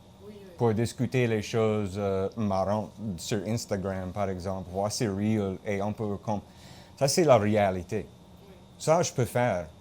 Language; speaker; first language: French; non-native, local second language; English